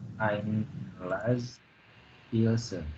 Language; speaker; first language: German; non-native, learner; Indonesian